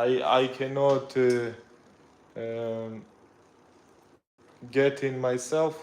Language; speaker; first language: English; non-native, learner; Russian